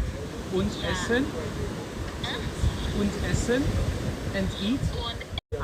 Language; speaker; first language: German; non-native, learner; English